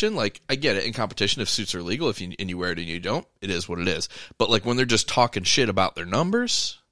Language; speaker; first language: English; native; English